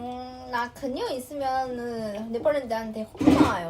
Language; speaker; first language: Korean; non-native, fluent; Chinese